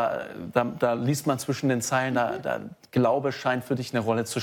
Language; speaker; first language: German; native; German